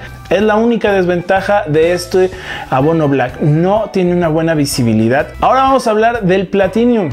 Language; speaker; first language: Spanish; native; Spanish